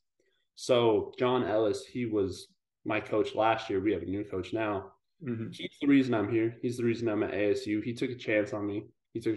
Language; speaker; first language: English; native; English